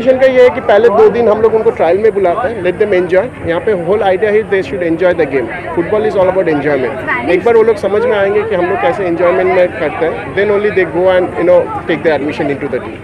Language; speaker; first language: Hindi; non-native, local second language; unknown